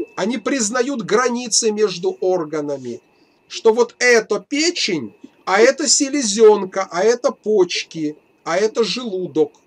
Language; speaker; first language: Russian; native; Russian